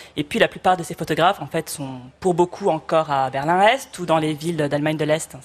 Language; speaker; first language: French; native; French